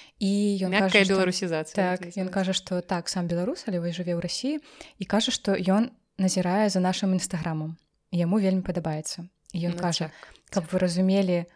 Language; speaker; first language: Belarusian; non-native, local second language; Russian